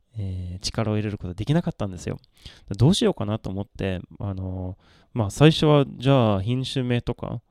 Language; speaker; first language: Japanese; non-native, fluent; Swedish